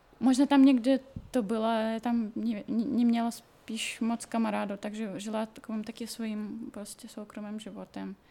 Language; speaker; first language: Czech; non-native, fluent; Russian